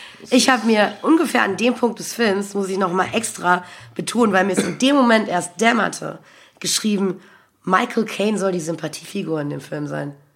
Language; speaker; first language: German; native; German